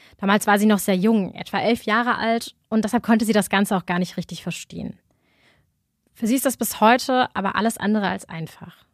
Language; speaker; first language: German; native; German